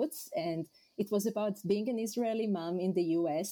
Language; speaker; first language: English; non-native, fluent; Hebrew